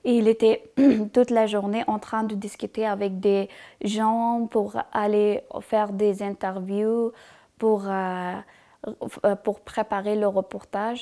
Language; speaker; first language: French; non-native, learner; Persian